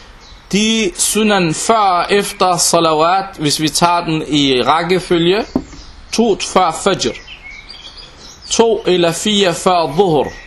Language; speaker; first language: Danish; non-native, local second language; Arabic